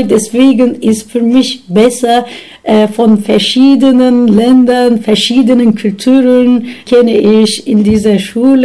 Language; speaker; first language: German; non-native, learner; Turkish